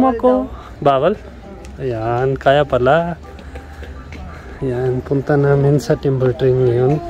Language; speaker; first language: Filipino; non-native, learner; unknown